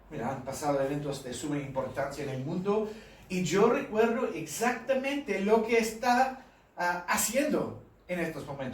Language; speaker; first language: Spanish; non-native, fluent; English